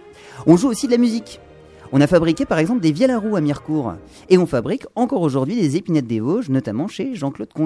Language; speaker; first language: French; native; French